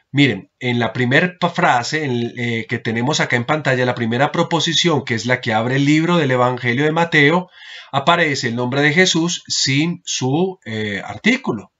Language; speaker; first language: Spanish; native; Spanish